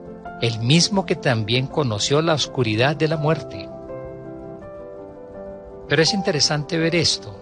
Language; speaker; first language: Spanish; native; Spanish